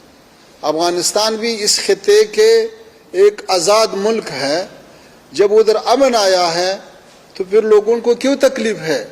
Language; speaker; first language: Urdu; non-native, fluent; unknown